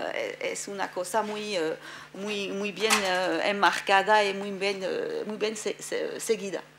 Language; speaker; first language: Spanish; non-native, fluent; French